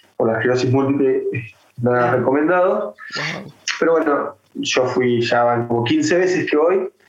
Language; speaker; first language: Spanish; native; Spanish